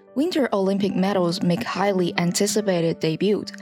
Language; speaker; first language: English; non-native, fluent; Chinese